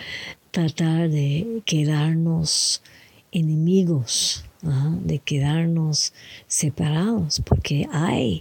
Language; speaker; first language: Spanish; non-native, learner; English